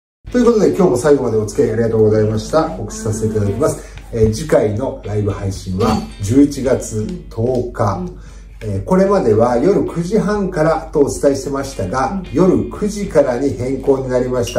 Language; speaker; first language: Japanese; native; Japanese